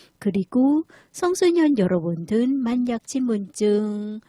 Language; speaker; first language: Korean; non-native, learner; Thai